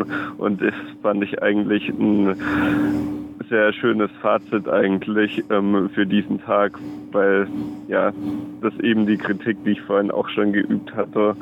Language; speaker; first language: German; native; German